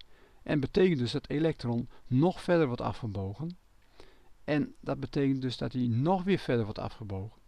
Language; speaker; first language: Dutch; native; Dutch